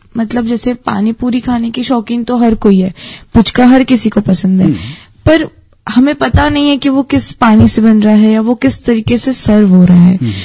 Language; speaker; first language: Hindi; native; Hindi